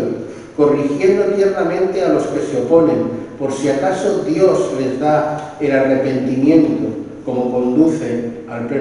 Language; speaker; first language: Spanish; native; Spanish